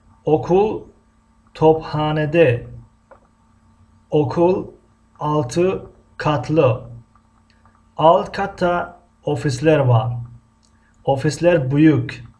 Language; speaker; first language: Turkish; non-native, fluent; Tajik